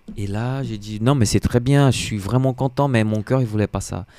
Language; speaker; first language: French; non-native, fluent; Portuguese